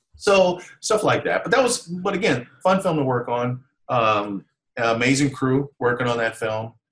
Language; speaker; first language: English; native; English